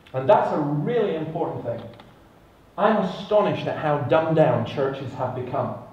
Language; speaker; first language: English; native; English